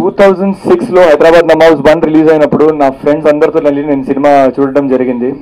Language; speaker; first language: Telugu; non-native, local second language; Urdu